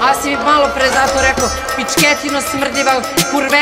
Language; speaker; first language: Serbian; native; Serbian